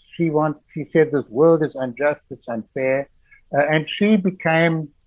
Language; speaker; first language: English; native; English